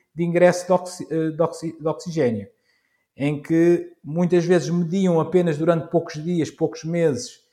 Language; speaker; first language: Portuguese; native; Portuguese